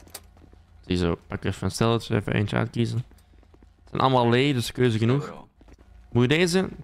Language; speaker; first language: Dutch; native; Dutch